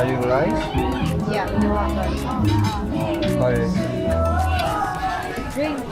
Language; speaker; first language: English; non-native, learner; Korean